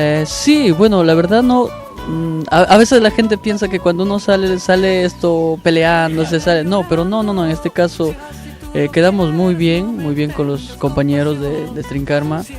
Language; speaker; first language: Spanish; native; Spanish